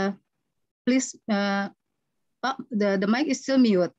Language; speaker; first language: English; non-native, fluent; Indonesian